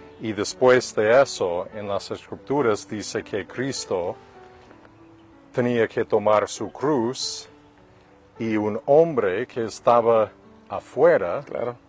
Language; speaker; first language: Spanish; non-native, fluent; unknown